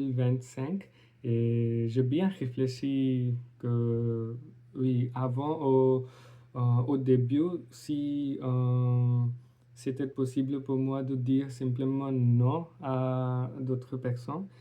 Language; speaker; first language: French; non-native, learner; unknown